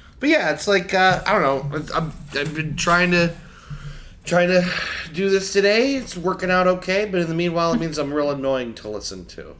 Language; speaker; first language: English; native; English